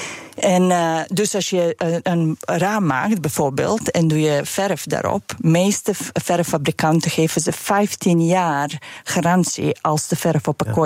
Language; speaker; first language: Dutch; non-native, fluent; Serbian